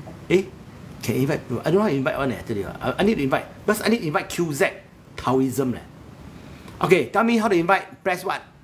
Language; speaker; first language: English; non-native, local second language; Chinese